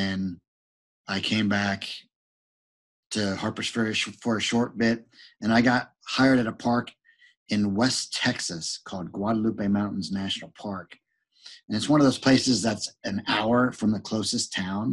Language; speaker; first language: English; native; English